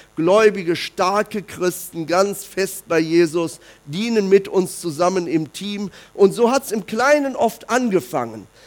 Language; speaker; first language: German; native; German